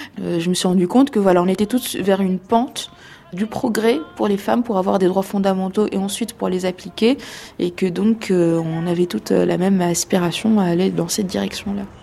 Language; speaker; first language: French; non-native, local second language; Arabic